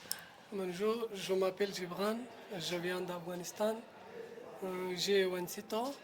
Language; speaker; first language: French; non-native, learner; Pashto